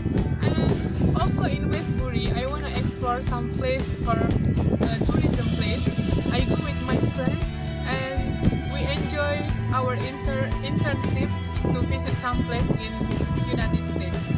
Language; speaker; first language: English; non-native, learner; Indonesian